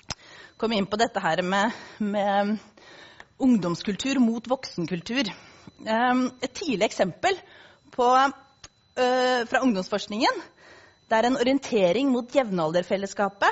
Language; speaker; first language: Norwegian; native; Norwegian